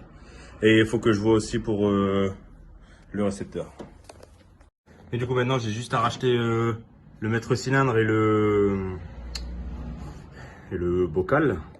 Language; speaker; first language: French; native; French